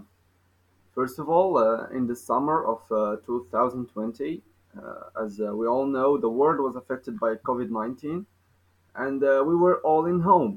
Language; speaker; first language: English; non-native, fluent; Arabic